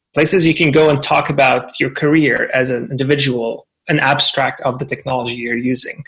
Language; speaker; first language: English; non-native, fluent; Arabic